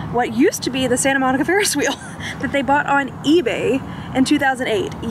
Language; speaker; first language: English; native; English